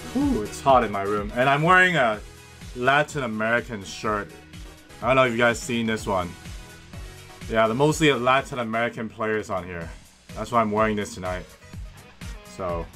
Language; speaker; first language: English; non-native, local second language; Cantonese